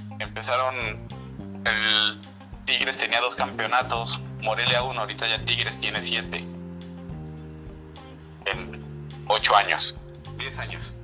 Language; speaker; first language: Spanish; native; Spanish